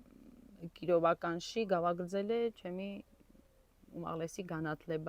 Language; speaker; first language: Georgian; non-native, local second language; Armenian